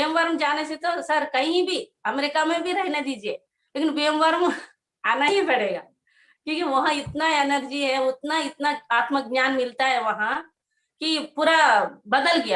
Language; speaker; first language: Hindi; non-native, local second language; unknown